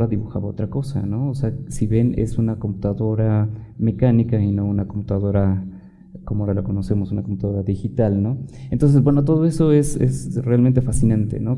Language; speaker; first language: Spanish; native; Spanish